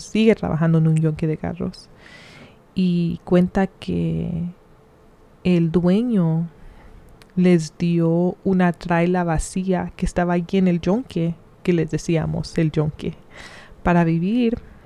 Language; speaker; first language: Spanish; early bilingual, heritage; Spanish